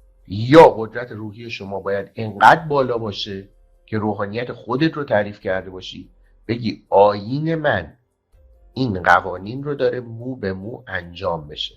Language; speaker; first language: Persian; native; Persian